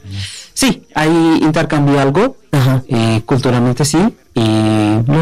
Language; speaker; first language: Spanish; non-native, learner; Bangla